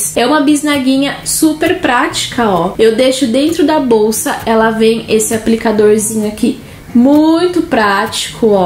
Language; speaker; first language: Portuguese; native; Portuguese